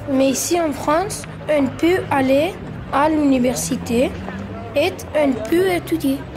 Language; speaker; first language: French; non-native, learner; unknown